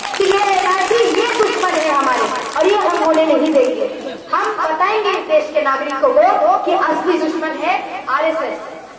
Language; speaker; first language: Hindi; non-native, local second language; Bangla